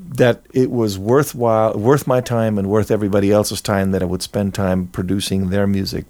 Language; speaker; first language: English; non-native, fluent; German